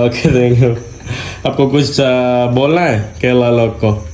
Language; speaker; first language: Hindi; non-native, local second language; Malayalam